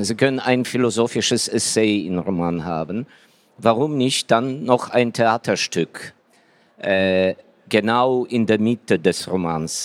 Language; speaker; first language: German; non-native, fluent; Ukrainian